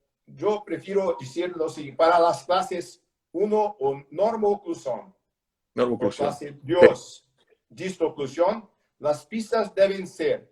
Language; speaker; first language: Spanish; non-native, learner; Portuguese